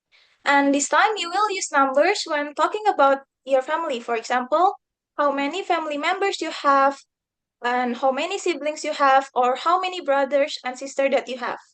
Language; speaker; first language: English; non-native, fluent; Indonesian